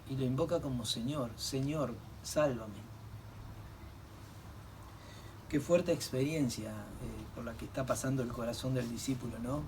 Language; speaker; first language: Spanish; native; Spanish